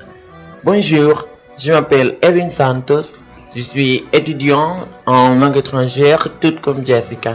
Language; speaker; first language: French; non-native, learner; Spanish